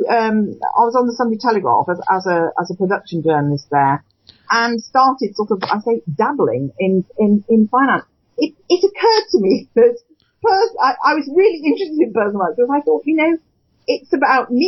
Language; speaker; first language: English; native; English